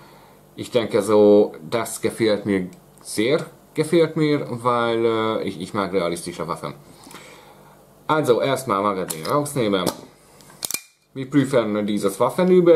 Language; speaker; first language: German; non-native, learner; Hungarian